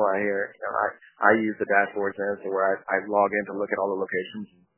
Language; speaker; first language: English; early bilingual, other home language; Japanese